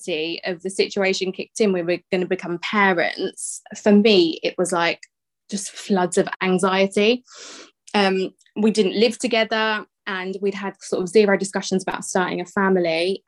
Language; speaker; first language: English; native; English